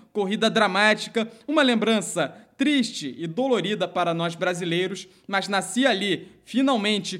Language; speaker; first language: Portuguese; native; Portuguese